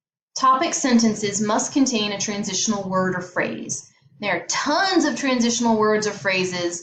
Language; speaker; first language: English; native; English